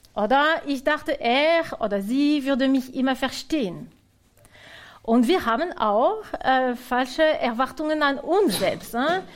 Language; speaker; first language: German; non-native, fluent; French